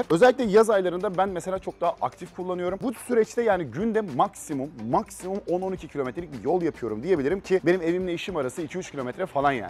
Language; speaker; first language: Turkish; native; Turkish